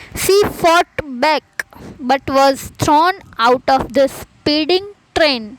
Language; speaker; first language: English; non-native, local second language; Gujarati